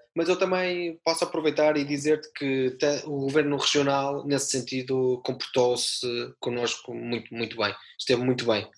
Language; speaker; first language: Portuguese; native; Portuguese